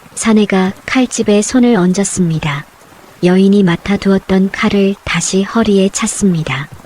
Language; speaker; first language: Korean; native; Korean